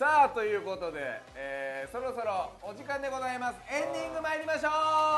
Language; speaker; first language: Japanese; native; Japanese